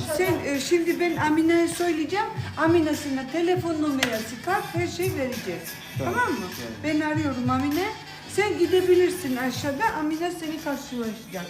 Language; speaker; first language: Turkish; non-native, fluent; Russian